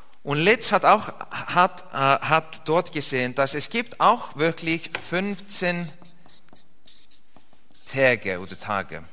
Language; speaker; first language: German; non-native, fluent; Icelandic